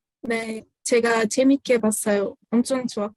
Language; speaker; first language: Korean; non-native, fluent; Arabic